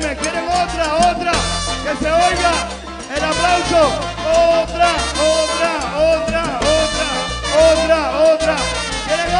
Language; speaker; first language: Spanish; native; Spanish